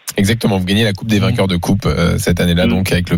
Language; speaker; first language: French; native; French